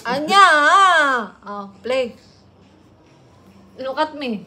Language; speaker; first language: English; non-native, local second language; Filipino